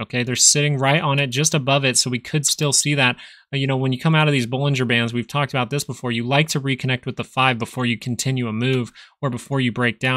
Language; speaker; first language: English; native; English